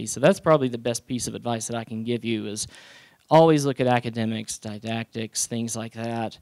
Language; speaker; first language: English; native; English